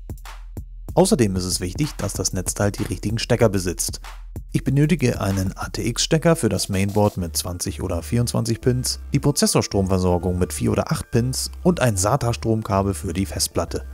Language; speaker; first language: German; native; German